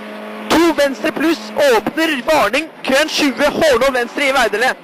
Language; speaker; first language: Norwegian; native; Norwegian